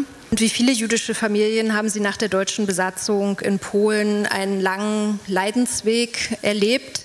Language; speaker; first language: German; native; German